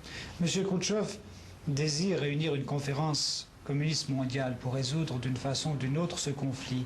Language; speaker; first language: French; native; French